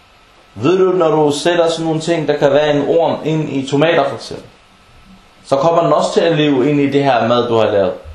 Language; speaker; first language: Danish; non-native, local second language; Arabic